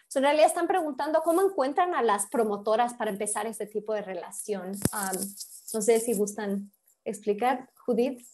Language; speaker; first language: Spanish; early bilingual, heritage; Spanish